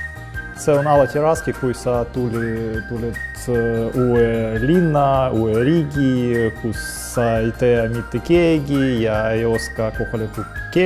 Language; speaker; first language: Estonian; non-native, learner; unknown